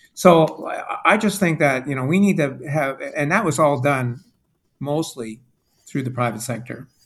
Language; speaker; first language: English; native; English